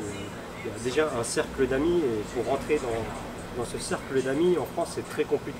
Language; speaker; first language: French; early bilingual, other home language; Min Nan Chinese